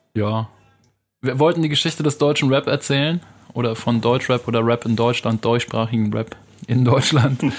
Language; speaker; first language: German; native; German